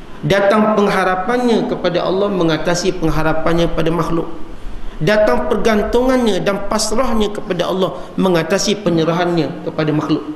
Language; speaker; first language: Malay; native; Malay